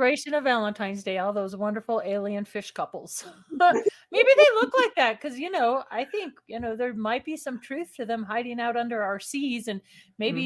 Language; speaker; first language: English; native; English